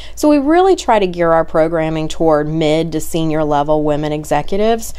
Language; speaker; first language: English; native; English